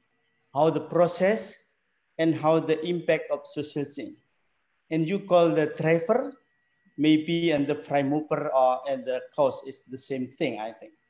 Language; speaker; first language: English; non-native, learner; Indonesian